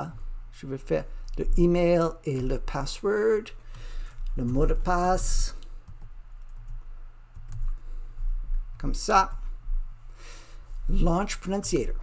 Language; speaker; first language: French; non-native, learner; English